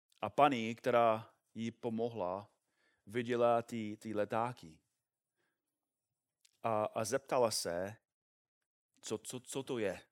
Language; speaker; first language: Czech; non-native, fluent; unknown